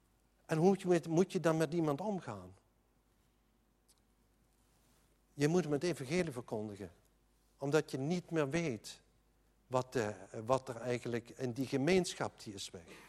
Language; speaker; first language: Dutch; native; Dutch